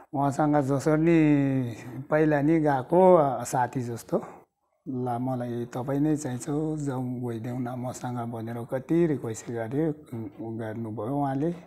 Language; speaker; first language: Nepali; non-native, local second language; Sherpa